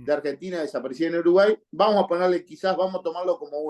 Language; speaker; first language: Spanish; native; Spanish